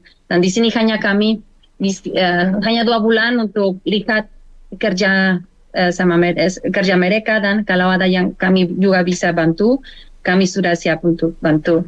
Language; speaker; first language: Indonesian; non-native, learner; Spanish